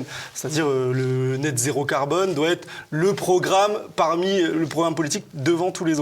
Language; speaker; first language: French; native; French